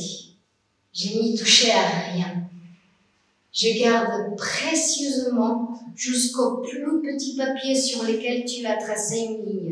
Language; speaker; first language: French; non-native, fluent; Spanish